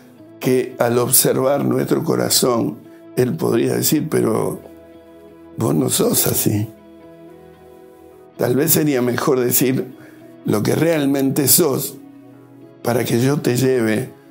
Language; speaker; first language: Spanish; native; Spanish